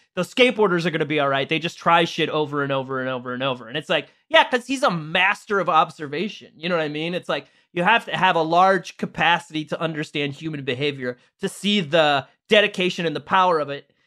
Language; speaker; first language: English; native; English